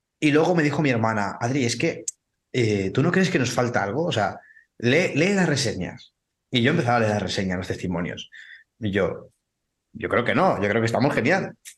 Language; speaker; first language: Spanish; native; Spanish